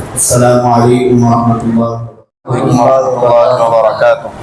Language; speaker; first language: Arabic; non-native, learner; Urdu